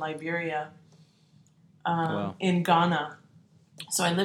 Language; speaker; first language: English; native; English